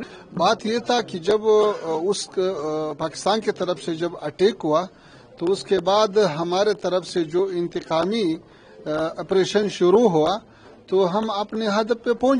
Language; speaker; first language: Hindi; non-native, fluent; Pashto